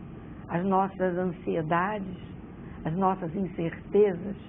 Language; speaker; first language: Portuguese; native; Portuguese